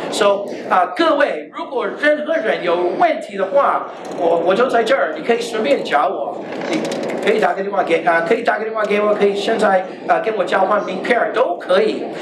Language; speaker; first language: Chinese; non-native, fluent; English